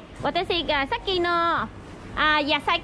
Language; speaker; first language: Japanese; non-native, learner; Vietnamese